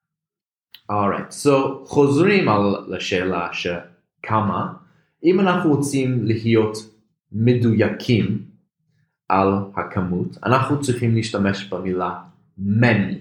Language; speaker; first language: Hebrew; non-native, fluent; English